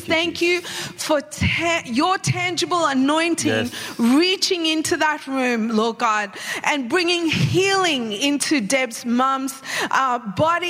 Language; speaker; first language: English; non-native, local second language; Sinhala